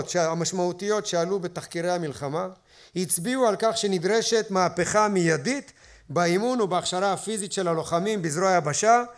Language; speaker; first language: Hebrew; native; Hebrew